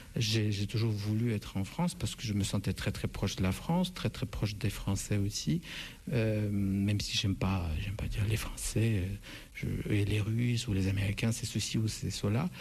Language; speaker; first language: French; non-native, fluent; Russian